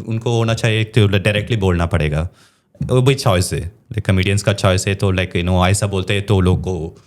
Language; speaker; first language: Hindi; non-native, local second language; Tamil